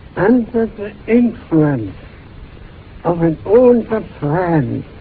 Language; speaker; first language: English; non-native, fluent; German